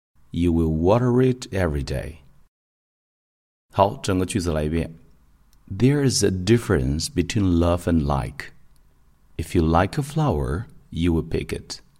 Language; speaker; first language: English; non-native, fluent; Chinese